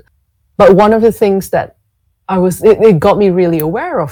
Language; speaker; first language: English; non-native, local second language; Cantonese